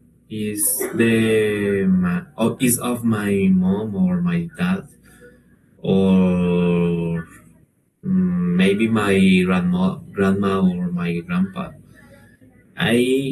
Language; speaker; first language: English; non-native, learner; Spanish